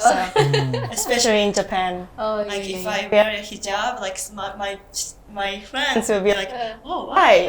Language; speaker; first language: English; non-native, fluent; Japanese